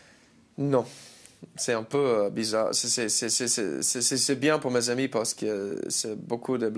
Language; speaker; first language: French; non-native, learner; English